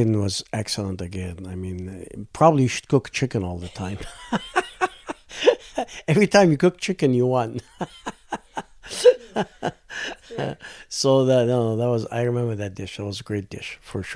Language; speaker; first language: English; non-native, fluent; Arabic